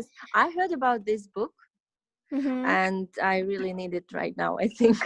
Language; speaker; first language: English; non-native, learner; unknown